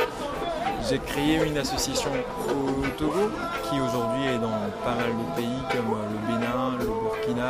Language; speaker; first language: French; non-native, local second language; Ewe